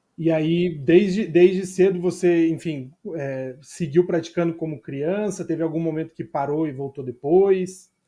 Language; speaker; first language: Portuguese; native; Portuguese